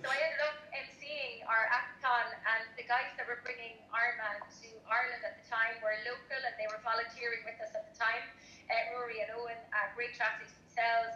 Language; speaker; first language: English; native; English